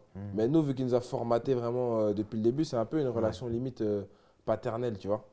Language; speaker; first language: French; native; French